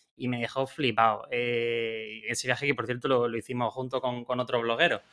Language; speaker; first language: Spanish; native; Spanish